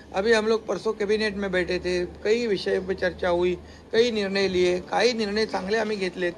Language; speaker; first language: Hindi; non-native, local second language; Marathi